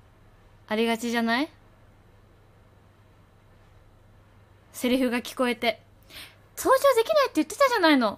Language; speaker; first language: Japanese; native; Japanese